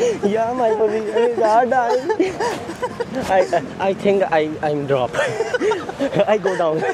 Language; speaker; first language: English; non-native, learner; Urdu